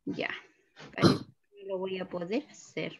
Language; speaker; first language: Spanish; native; Spanish